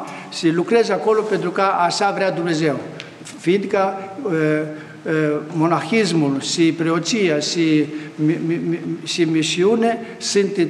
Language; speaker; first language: Romanian; non-native, fluent; Greek